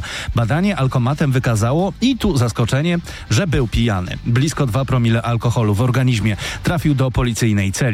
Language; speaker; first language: Polish; native; Polish